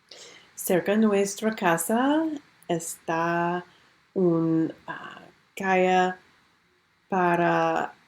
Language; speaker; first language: Spanish; non-native, learner; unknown